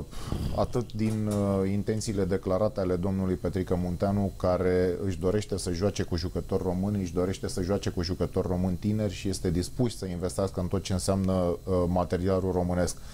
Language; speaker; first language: Romanian; native; Romanian